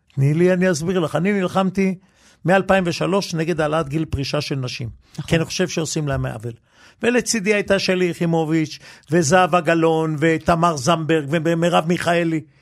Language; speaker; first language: Hebrew; early bilingual, other home language; Yiddish